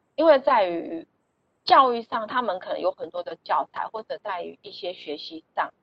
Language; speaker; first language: Chinese; native; Chinese